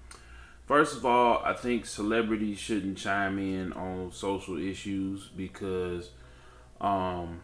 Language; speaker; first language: English; native; English